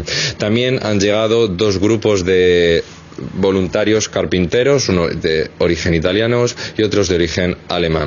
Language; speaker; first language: Spanish; native; Spanish